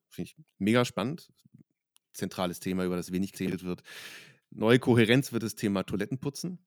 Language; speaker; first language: German; native; German